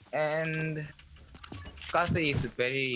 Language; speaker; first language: English; non-native, learner; Korean